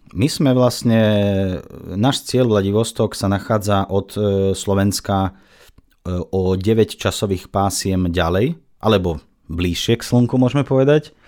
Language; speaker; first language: Slovak; non-native, fluent; Russian